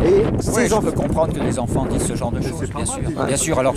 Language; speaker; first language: French; native; French